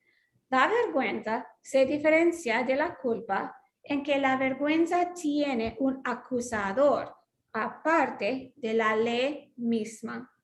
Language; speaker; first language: Spanish; non-native, fluent; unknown